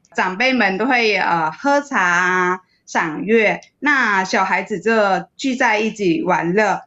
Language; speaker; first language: Chinese; non-native, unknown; Vietnamese